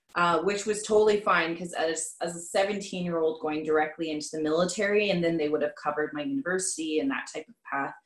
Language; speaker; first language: English; native; English